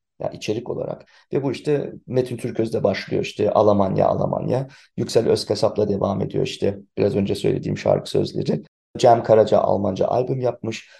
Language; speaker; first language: Turkish; early bilingual, heritage; Turkish